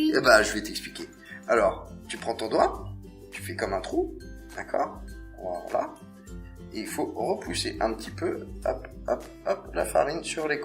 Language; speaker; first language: French; native; French